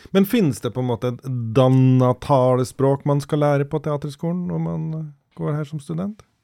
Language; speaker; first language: Norwegian; native; Norwegian